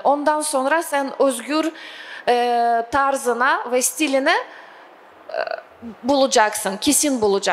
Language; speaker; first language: Turkish; non-native, fluent; Russian